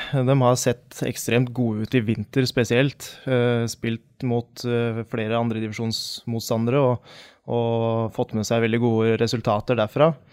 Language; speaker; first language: Norwegian; native; Norwegian